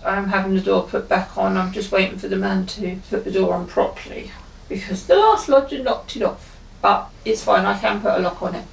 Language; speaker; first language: English; non-native, fluent; Spanish